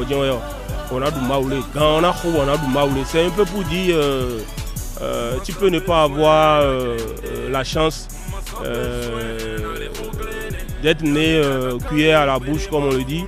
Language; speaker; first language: French; native; French